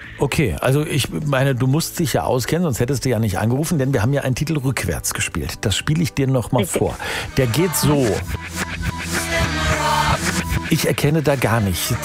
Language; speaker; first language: German; native; German